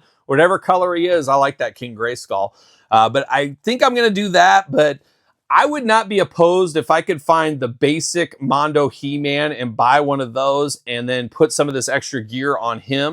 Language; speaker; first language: English; native; English